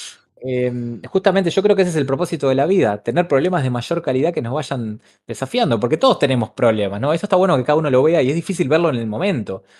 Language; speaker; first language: Spanish; native; Spanish